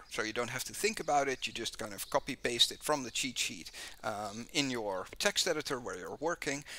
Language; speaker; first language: English; non-native, fluent; Dutch